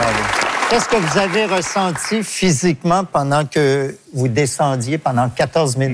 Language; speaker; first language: French; native; French